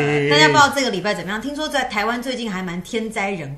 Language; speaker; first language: Chinese; native; Chinese